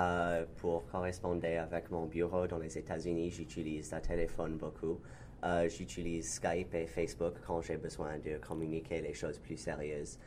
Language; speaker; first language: French; non-native, learner; English